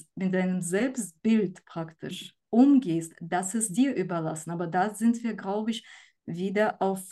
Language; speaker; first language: German; non-native, fluent; Ukrainian